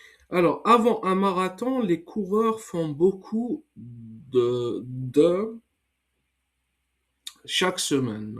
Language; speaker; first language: French; non-native, fluent; English